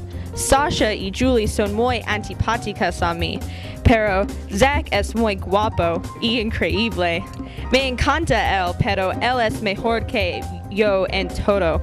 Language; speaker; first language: Spanish; non-native, learner; English